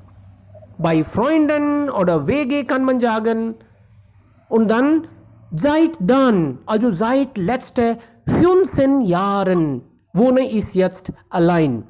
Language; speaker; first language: German; non-native, fluent; Hindi